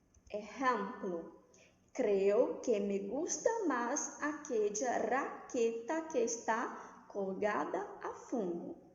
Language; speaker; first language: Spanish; non-native, fluent; Portuguese